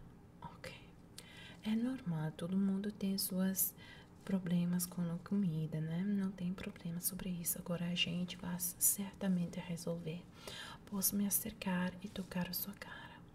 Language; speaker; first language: Portuguese; non-native, fluent; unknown